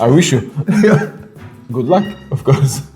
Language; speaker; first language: English; non-native, learner; Polish